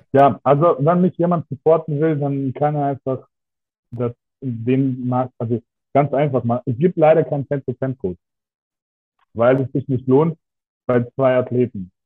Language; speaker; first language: German; non-native, fluent; Russian